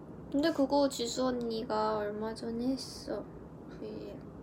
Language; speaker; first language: Korean; early bilingual, heritage; Korean